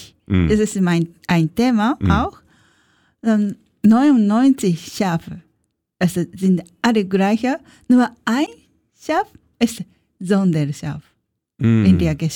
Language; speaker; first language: German; non-native, learner; Japanese